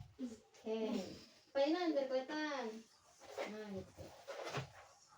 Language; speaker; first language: Indonesian; native; Indonesian